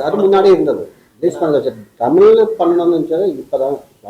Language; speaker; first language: Tamil; non-native, learner; Malayalam